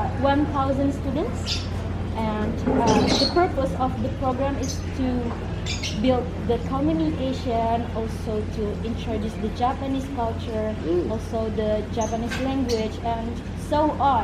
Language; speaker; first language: English; non-native, fluent; Indonesian